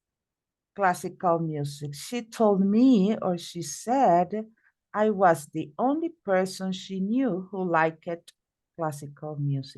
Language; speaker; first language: English; non-native, fluent; Spanish